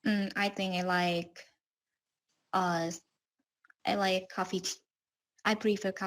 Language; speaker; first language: English; non-native, learner; Vietnamese